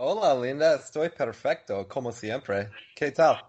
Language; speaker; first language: Spanish; non-native, learner; English